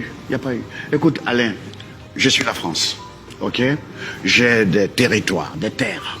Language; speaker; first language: French; non-native, local second language; Dyula